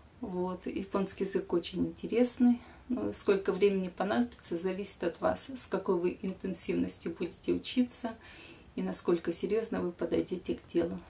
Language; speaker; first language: Russian; native; Russian